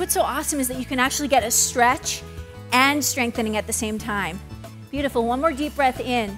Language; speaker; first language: English; native; English